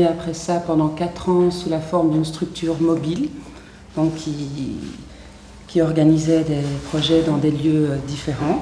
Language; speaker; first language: French; native; French